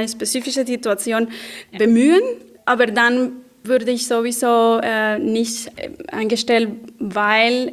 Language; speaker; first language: German; non-native, fluent; Spanish